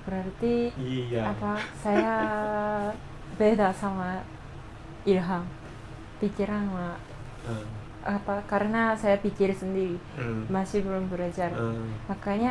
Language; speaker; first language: Indonesian; non-native, learner; Japanese